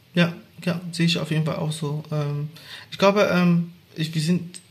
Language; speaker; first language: German; native; German